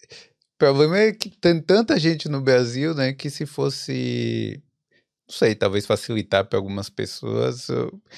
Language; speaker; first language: Portuguese; native; Portuguese